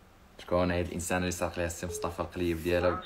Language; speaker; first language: Arabic; native; Arabic